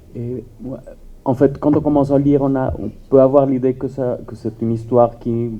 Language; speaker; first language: French; non-native, fluent; Spanish